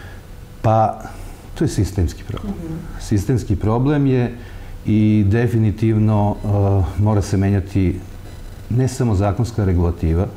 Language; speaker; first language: Serbian; native; Serbian